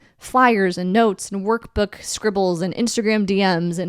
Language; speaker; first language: English; native; English